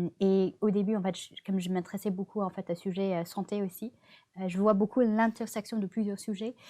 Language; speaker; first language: French; non-native, fluent; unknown